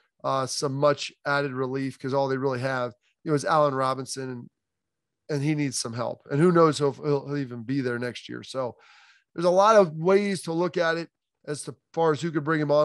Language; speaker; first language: English; native; English